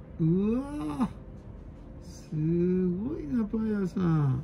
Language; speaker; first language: Japanese; native; Japanese